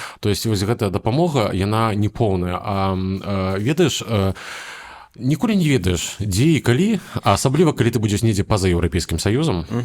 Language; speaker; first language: Belarusian; native; Belarusian